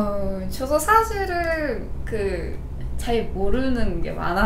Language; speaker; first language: Korean; non-native, fluent; Japanese